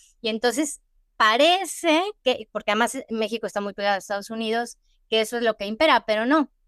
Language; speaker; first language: Spanish; native; Spanish